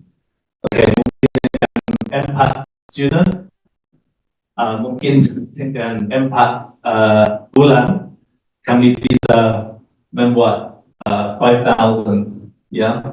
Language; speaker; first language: Indonesian; non-native, learner; English